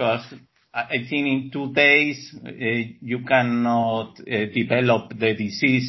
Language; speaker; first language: English; non-native, learner; Spanish